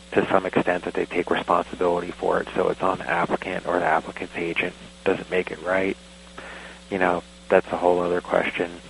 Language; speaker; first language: English; native; English